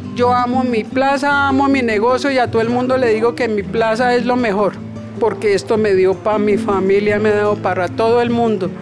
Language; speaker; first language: Spanish; native; Spanish